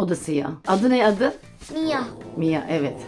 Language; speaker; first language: Turkish; native; Turkish